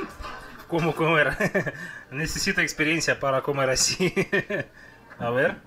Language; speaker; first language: Spanish; non-native, fluent; Russian